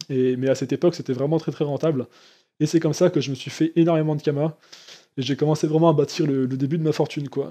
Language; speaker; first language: French; native; French